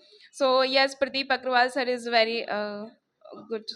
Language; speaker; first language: English; non-native, local second language; Hindi